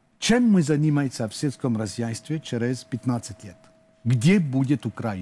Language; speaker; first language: Russian; non-native, learner; French